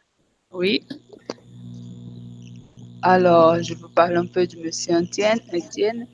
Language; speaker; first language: French; non-native, fluent; Portuguese